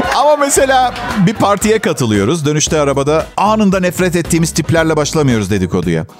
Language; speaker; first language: Turkish; non-native, fluent; Italian